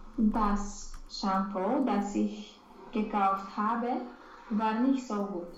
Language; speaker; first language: German; non-native, learner; Romanian